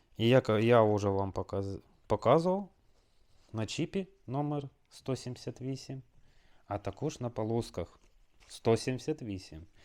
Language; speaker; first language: Ukrainian; non-native, local second language; Russian